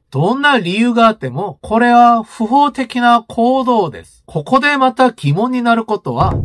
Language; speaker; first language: Japanese; non-native, fluent; Korean